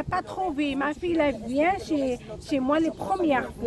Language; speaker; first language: French; non-native, learner; Arabic